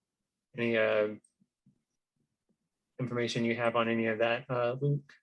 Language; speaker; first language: English; native; English